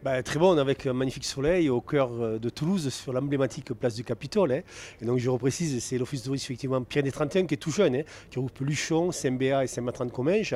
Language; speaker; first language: French; native; French